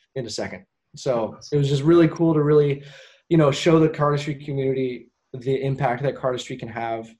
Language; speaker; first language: English; native; English